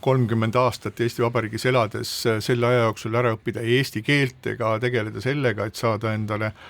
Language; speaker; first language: Estonian; native; Estonian